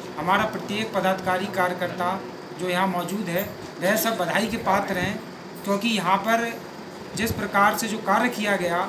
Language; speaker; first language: Hindi; native; Hindi